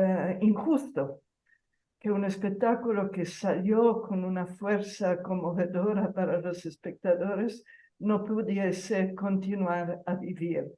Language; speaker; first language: Spanish; non-native, fluent; Italian